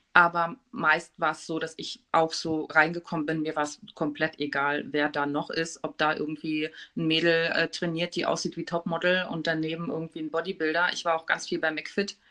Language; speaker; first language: German; native; German